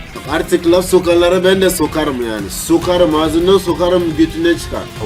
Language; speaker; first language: Turkish; non-native, fluent; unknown